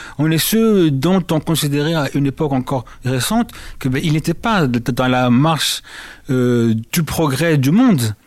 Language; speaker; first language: French; early bilingual, other home language; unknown